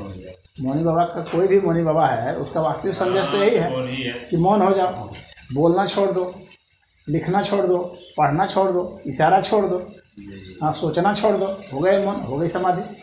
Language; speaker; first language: Hindi; native; Hindi